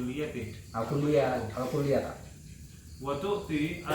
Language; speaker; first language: Arabic; non-native, learner; Indonesian